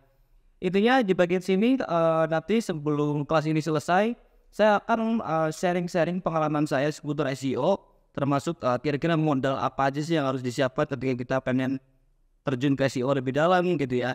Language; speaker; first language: Indonesian; native; Indonesian